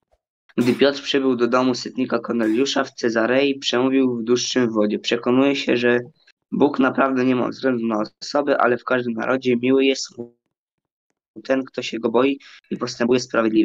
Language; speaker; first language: Polish; native; Polish